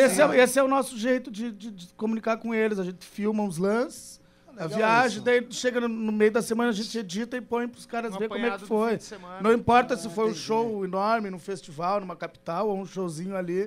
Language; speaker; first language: Portuguese; native; Portuguese